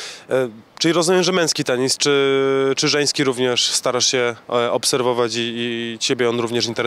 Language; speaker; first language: Polish; native; Polish